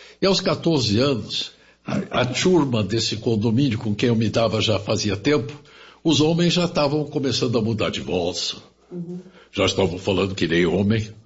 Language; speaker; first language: Portuguese; early bilingual, other home language; German